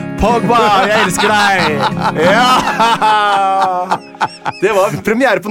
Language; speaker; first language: Norwegian; native; Norwegian